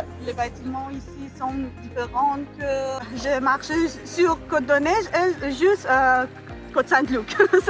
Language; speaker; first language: French; non-native, learner; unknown